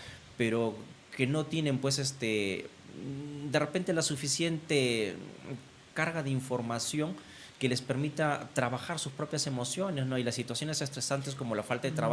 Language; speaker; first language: Spanish; native; Spanish